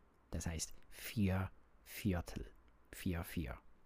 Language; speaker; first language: German; non-native, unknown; English